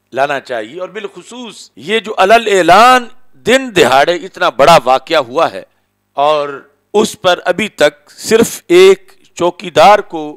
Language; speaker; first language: Urdu; non-native, local second language; Punjabi